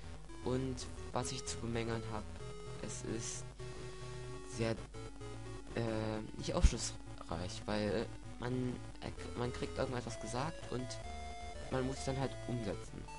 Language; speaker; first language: German; native; German